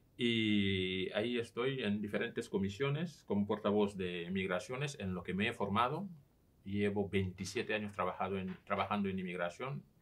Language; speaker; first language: Spanish; non-native, fluent; Serer